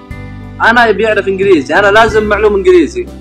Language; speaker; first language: Arabic; native; Arabic